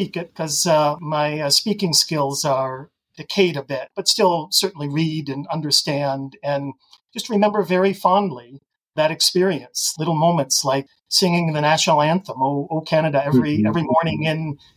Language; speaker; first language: English; native; English